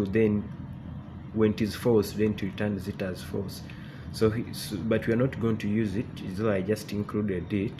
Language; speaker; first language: English; non-native, local second language; Ganda